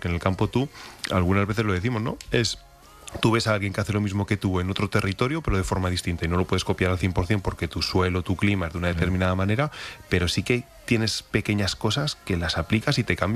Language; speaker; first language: Spanish; native; Spanish